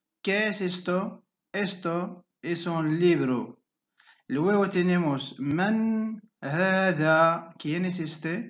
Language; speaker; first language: Spanish; non-native, fluent; Arabic